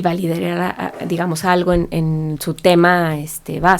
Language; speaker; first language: Spanish; native; Spanish